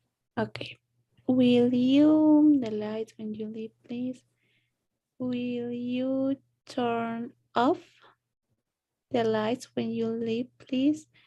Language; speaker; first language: English; non-native, learner; Spanish